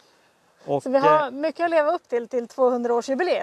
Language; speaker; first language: Swedish; native; Swedish